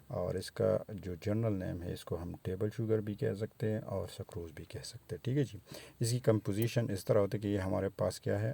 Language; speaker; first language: Urdu; non-native, local second language; Pashto